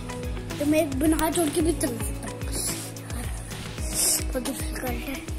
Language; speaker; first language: Hindi; native; Hindi